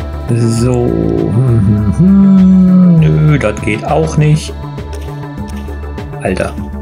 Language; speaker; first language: German; native; German